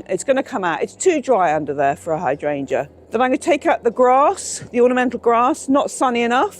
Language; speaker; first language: English; native; English